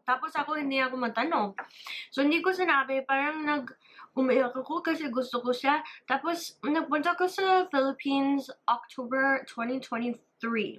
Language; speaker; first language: Filipino; early bilingual, heritage; English